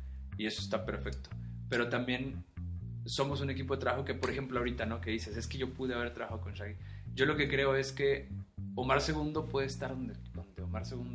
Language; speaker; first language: Spanish; native; Spanish